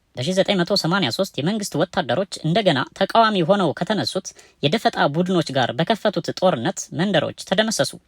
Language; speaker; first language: Amharic; native; Amharic